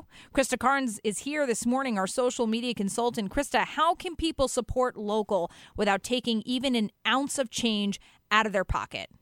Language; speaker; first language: English; native; English